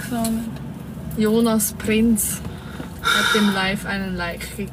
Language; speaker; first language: German; native; German